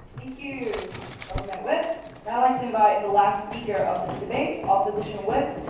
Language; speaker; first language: English; non-native, fluent; Korean